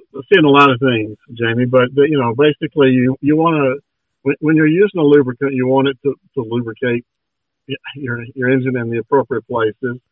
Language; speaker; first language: English; native; English